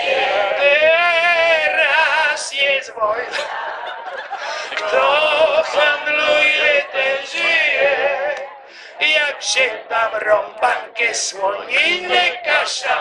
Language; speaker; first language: Polish; native; Polish